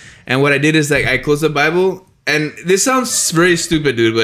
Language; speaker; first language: English; early bilingual, other home language; Spanish